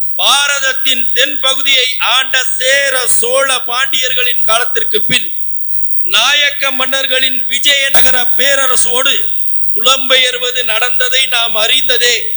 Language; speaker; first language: Tamil; non-native, local second language; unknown